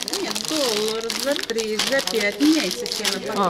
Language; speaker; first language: Russian; non-native, learner; Turkish